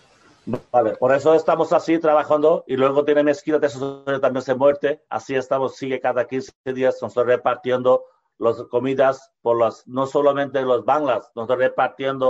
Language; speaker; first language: Spanish; non-native, learner; Bangla